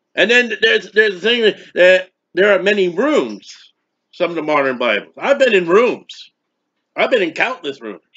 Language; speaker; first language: English; native; English